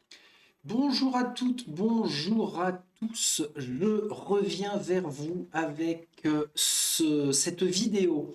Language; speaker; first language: French; native; French